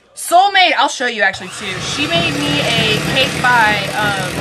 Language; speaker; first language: English; native; English